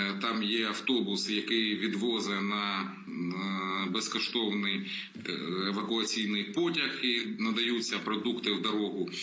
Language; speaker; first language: Ukrainian; native; Ukrainian